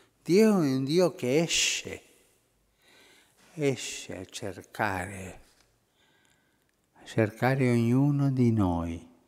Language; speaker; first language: Italian; early bilingual, heritage; Spanish